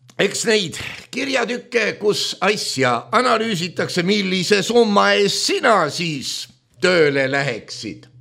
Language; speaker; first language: Estonian; native; Estonian